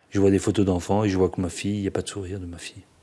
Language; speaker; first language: French; native; French